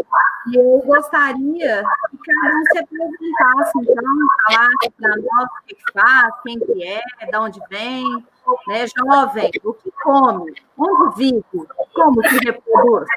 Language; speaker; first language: Portuguese; native; Portuguese